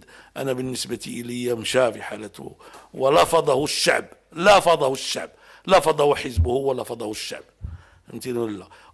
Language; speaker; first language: Arabic; native; Arabic